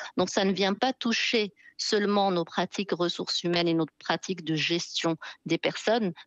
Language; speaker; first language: French; non-native, local second language; Arabic